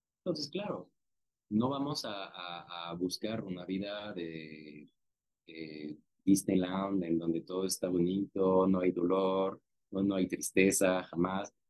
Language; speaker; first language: Spanish; non-native, fluent; French